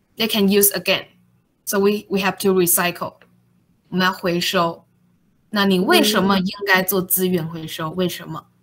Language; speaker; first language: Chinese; native; Chinese